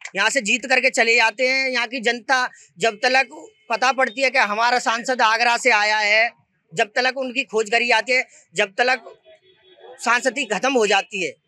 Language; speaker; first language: Hindi; native; Hindi